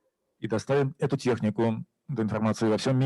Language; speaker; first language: Russian; native; Russian